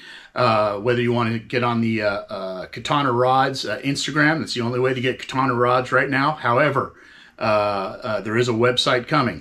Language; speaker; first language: English; native; English